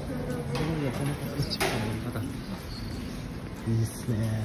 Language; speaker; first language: Japanese; native; Japanese